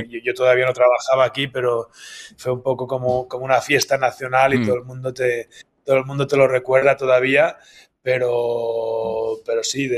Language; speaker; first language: Spanish; native; Spanish